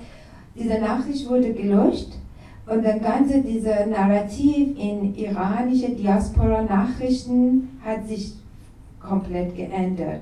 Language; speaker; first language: German; non-native, learner; Persian